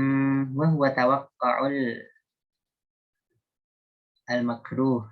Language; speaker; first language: Arabic; non-native, learner; Indonesian